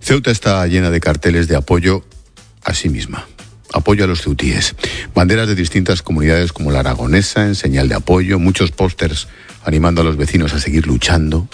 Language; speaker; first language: Spanish; native; Spanish